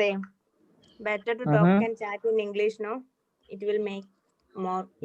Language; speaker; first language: English; non-native, learner; Malayalam